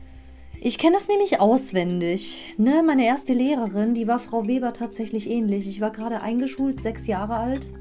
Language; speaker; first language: German; native; German